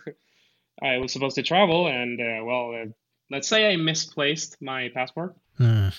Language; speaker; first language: English; non-native, fluent; Spanish